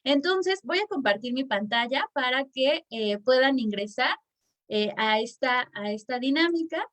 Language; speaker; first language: Spanish; native; Spanish